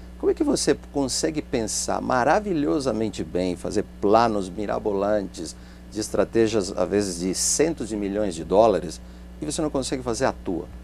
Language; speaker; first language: Portuguese; non-native, fluent; Spanish